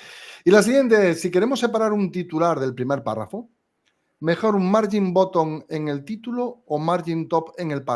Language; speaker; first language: Spanish; native; Spanish